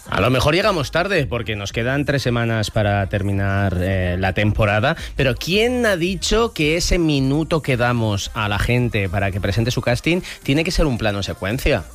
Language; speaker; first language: Spanish; native; Spanish